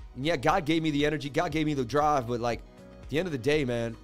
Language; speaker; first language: English; native; English